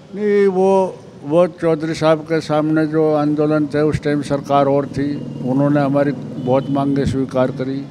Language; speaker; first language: Hindi; native; Hindi